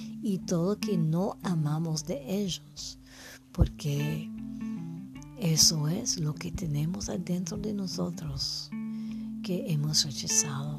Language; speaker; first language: Spanish; non-native, fluent; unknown